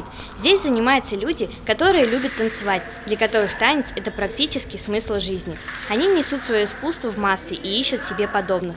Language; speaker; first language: Russian; native; Russian